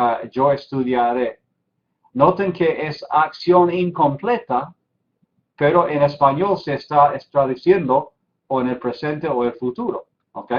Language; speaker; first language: Spanish; non-native, fluent; English